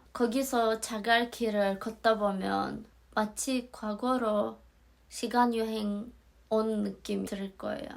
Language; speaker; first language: Korean; non-native, fluent; Azerbaijani